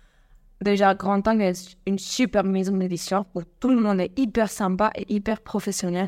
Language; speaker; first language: French; non-native, fluent; Spanish